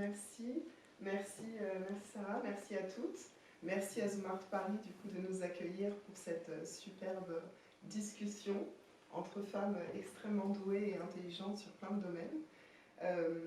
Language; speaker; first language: French; native; French